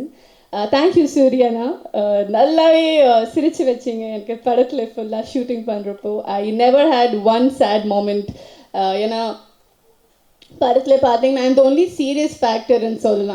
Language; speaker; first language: Tamil; non-native, local second language; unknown